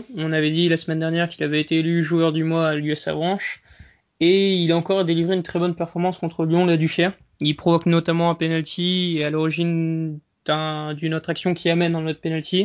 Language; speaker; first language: French; native; French